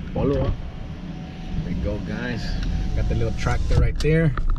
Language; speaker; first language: English; early bilingual, other home language; Spanish